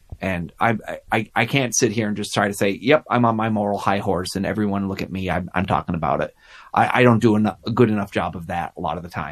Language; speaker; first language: English; native; English